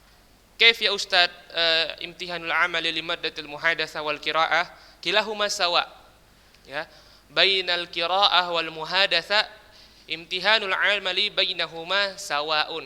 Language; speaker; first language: Arabic; non-native, learner; Indonesian